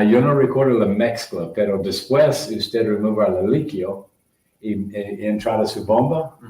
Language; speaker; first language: Spanish; non-native, learner; English